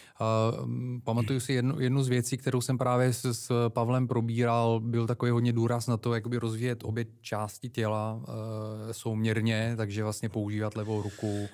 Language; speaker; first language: Czech; native; Czech